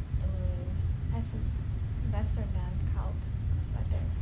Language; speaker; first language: German; non-native, learner; English